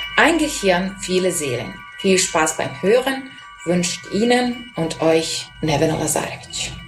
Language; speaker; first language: German; non-native, fluent; Serbian